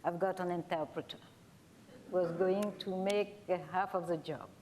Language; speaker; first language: English; non-native, learner; French